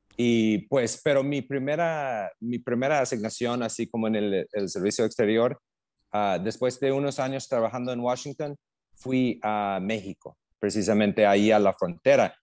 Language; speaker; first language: Spanish; non-native, fluent; English